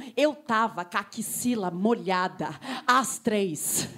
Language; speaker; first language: Portuguese; native; Portuguese